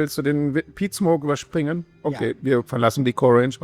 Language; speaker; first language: German; native; German